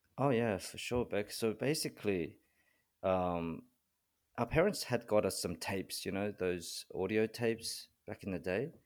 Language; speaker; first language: English; early bilingual, other home language; Korean